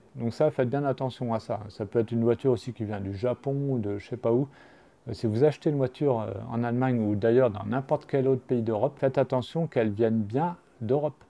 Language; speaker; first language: French; native; French